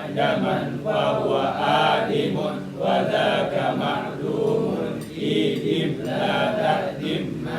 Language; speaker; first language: Arabic; non-native, learner; Indonesian